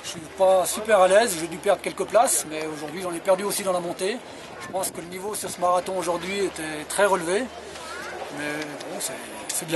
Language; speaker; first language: French; native; French